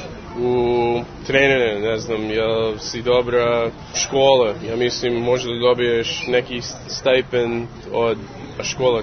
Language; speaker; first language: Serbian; early bilingual, heritage; English